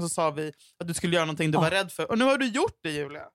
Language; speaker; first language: Swedish; native; Swedish